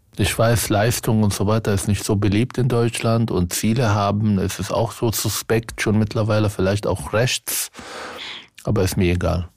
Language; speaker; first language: German; non-native, fluent; Arabic